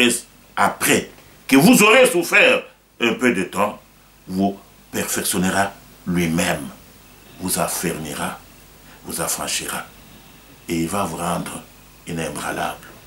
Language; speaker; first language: French; non-native, local second language; Lingala